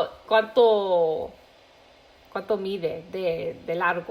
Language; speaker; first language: Spanish; early bilingual, heritage; Spanish